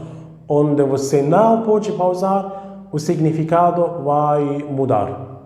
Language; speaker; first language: Portuguese; non-native, fluent; Arabic